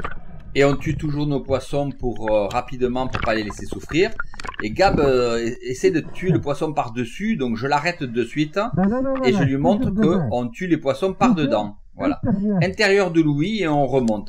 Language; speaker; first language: French; native; French